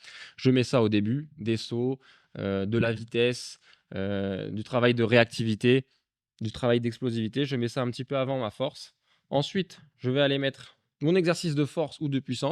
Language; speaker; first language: French; native; French